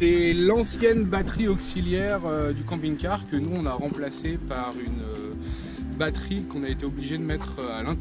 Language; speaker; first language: French; native; French